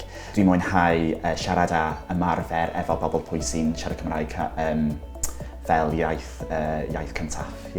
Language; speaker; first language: Welsh; non-native, local second language; English